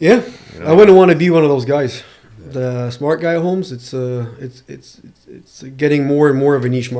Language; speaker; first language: English; non-native, local second language; French